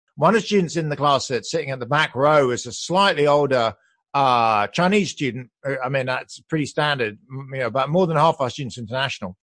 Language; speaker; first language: English; native; English